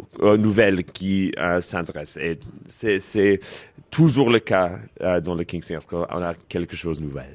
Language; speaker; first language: French; non-native, learner; English